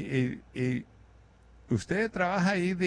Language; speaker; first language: Spanish; early bilingual, other home language; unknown